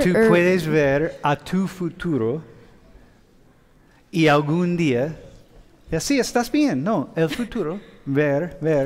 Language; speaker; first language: Spanish; non-native, fluent; English